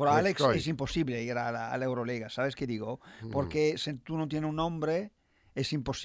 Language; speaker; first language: Spanish; non-native, fluent; Italian